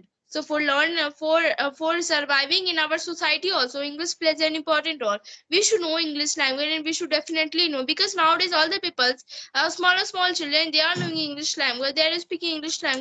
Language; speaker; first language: English; non-native, learner; Hindi